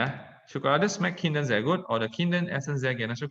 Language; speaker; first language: German; non-native, fluent; Indonesian